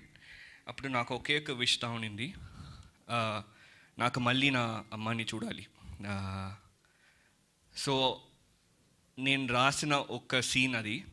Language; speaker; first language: Telugu; early bilingual, heritage; Telugu